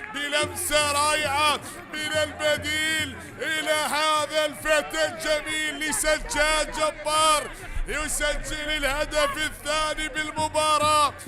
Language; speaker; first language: Arabic; native; Arabic